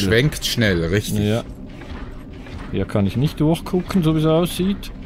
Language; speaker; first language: German; native; German